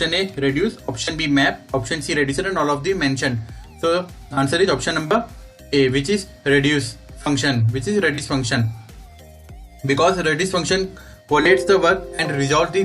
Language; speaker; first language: English; non-native, local second language; Hindi